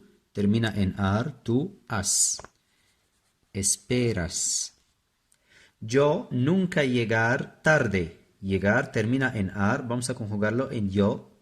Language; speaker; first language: Spanish; non-native, fluent; Arabic